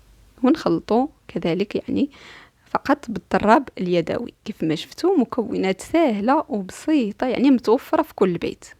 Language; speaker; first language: Arabic; native; Arabic